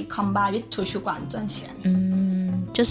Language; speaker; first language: Chinese; non-native, learner; Thai